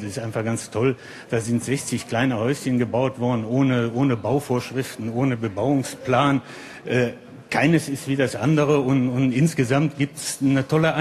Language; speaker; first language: German; native; German